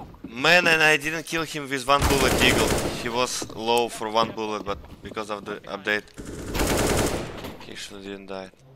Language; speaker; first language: English; non-native, fluent; Russian